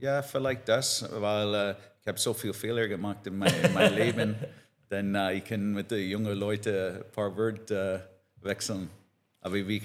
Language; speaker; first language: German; non-native, learner; English